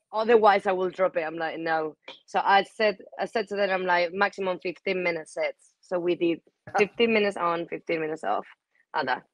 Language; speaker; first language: English; non-native, fluent; Spanish